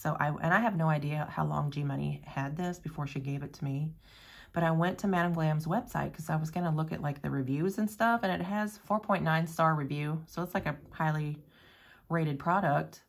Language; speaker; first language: English; native; English